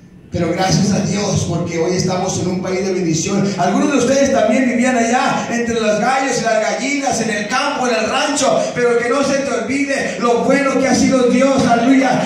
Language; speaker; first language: Spanish; native; Spanish